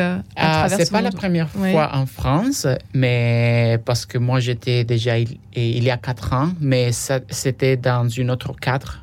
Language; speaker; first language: French; non-native, fluent; Spanish